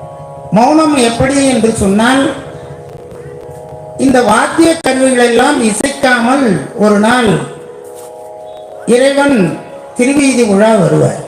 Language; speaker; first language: Tamil; native; Tamil